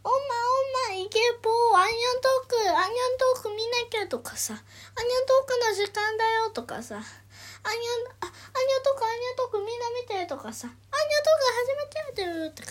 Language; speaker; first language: Japanese; early bilingual, other home language; Korean